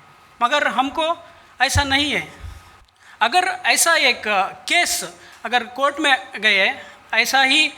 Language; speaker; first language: Hindi; non-native, local second language; Kannada